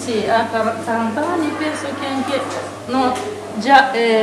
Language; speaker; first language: Italian; non-native, learner; Romanian